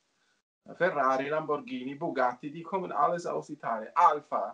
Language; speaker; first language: German; non-native, learner; Italian